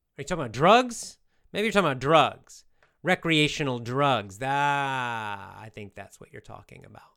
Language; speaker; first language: English; native; English